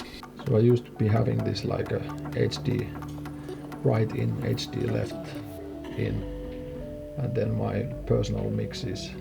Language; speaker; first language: English; non-native, fluent; Finnish